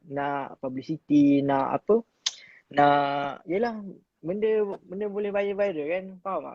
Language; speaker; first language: Malay; native; Malay